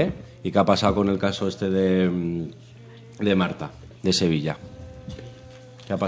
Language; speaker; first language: Spanish; native; Spanish